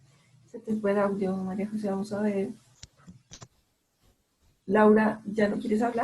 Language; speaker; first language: Spanish; native; Spanish